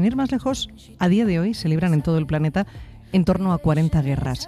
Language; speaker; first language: Spanish; native; Spanish